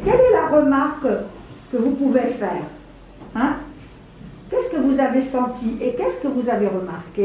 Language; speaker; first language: French; non-native, local second language; Arabic